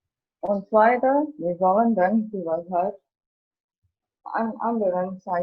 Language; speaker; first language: German; non-native, learner; Indonesian